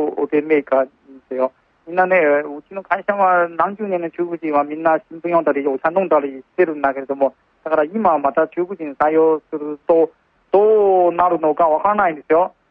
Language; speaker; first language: Japanese; non-native, fluent; Chinese